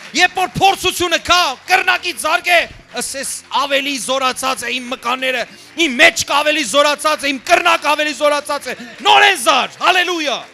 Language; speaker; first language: Armenian; early bilingual, heritage; Armenian